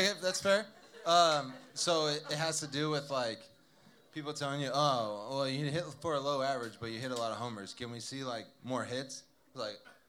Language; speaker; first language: English; native; English